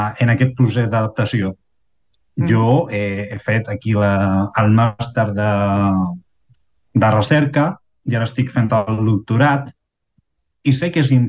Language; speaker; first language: Catalan; non-native, fluent; Spanish